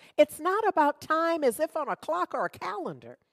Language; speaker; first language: English; native; English